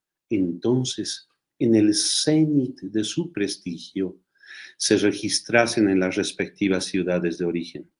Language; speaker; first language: Spanish; native; Spanish